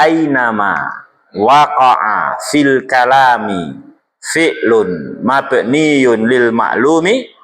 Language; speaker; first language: Arabic; non-native, fluent; Javanese